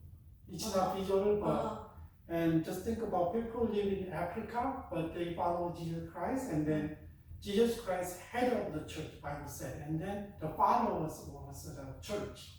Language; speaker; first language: English; non-native, fluent; Korean